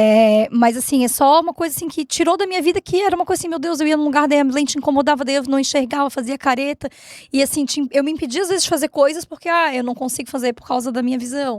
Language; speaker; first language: Portuguese; native; Portuguese